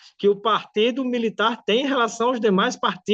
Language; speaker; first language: Portuguese; native; Portuguese